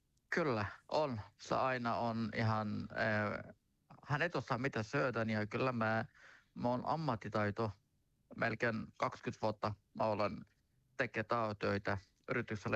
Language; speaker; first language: Finnish; non-native, learner; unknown